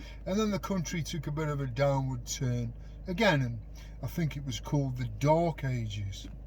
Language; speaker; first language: English; native; English